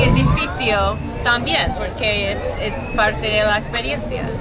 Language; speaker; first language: Spanish; non-native, learner; English